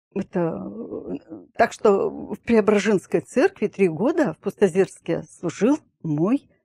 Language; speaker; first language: Russian; native; Russian